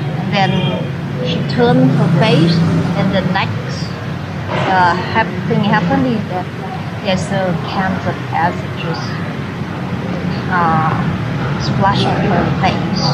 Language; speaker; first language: English; non-native, fluent; Vietnamese